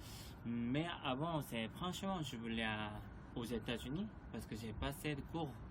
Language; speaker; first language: French; non-native, learner; Korean